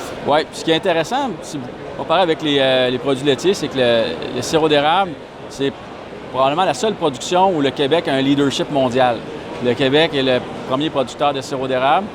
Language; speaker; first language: French; native; French